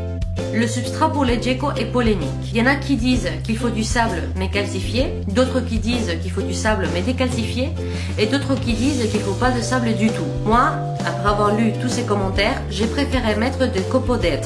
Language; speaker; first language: French; non-native, fluent; Spanish